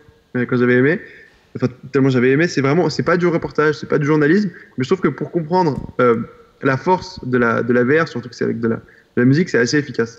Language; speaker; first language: French; native; French